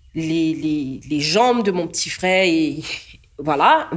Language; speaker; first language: French; non-native, local second language; Morisyen